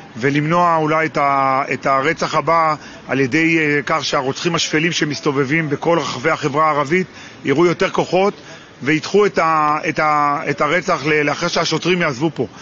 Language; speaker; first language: Hebrew; native; Hebrew